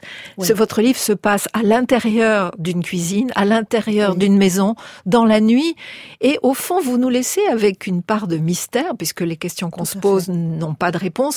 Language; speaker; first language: French; native; French